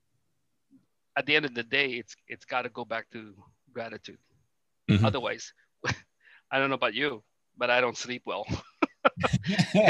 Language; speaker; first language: English; non-native, local second language; Filipino